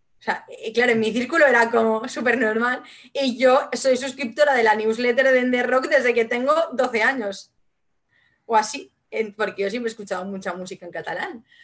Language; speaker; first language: Spanish; non-native, local second language; Catalan